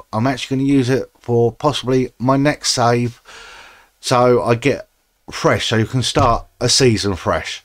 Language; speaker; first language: English; native; English